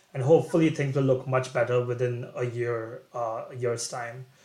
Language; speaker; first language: English; non-native, local second language; Bangla